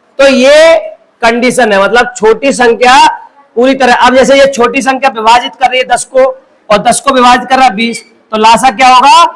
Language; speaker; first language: Hindi; native; Hindi